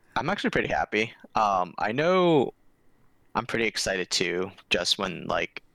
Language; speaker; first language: English; early bilingual, other home language; Korean